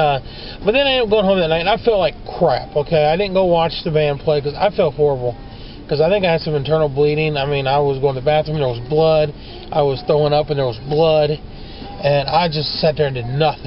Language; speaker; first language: English; native; English